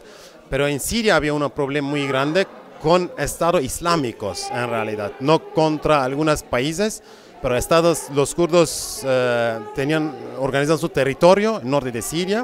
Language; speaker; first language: Spanish; non-native, fluent; Kurdish